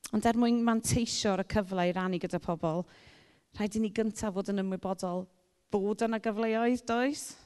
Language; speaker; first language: Welsh; native; Welsh